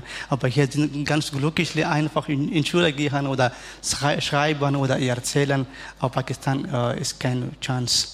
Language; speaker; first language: German; non-native, learner; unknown